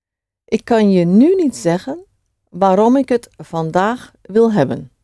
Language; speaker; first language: Dutch; non-native, fluent; English